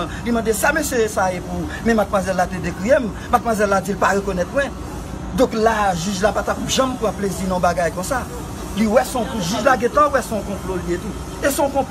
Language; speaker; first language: French; non-native, learner; Haitian Creole